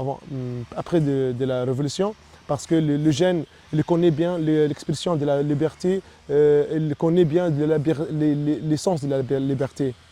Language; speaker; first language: French; non-native, local second language; Arabic